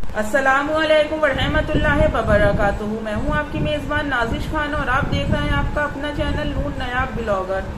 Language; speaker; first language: Urdu; native; Urdu